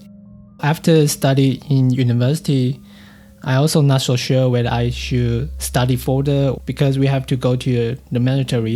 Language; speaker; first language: English; non-native, fluent; Chinese